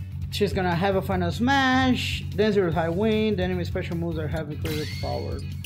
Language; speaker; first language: English; non-native, fluent; Portuguese